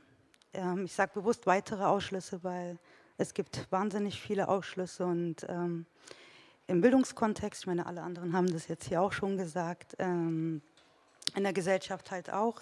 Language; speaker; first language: German; early bilingual, other home language; Turkish